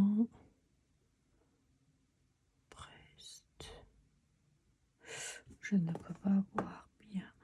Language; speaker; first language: French; non-native, learner; Chinese